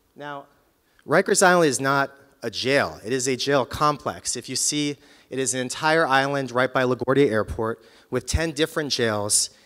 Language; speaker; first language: English; native; English